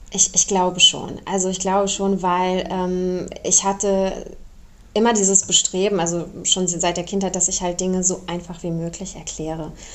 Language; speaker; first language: German; early bilingual, other home language; Romanian